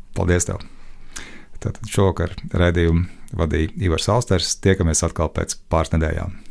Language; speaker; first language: Latvian; native; Latvian